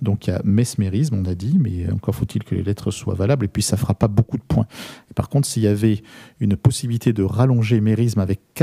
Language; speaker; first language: French; native; French